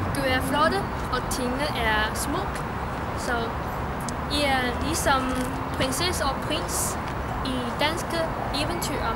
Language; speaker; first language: Danish; non-native, learner; Chinese